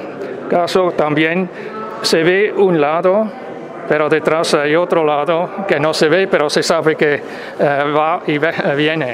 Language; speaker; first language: Spanish; non-native, fluent; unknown